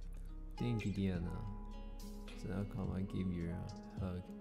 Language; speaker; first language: English; non-native, learner; Korean